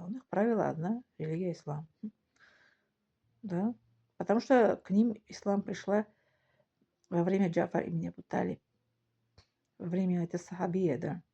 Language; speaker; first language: Russian; non-native, local second language; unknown